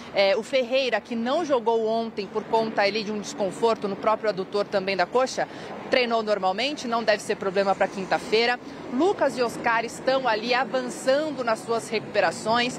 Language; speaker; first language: Portuguese; native; Portuguese